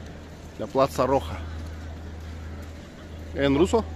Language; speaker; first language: Spanish; non-native, learner; Russian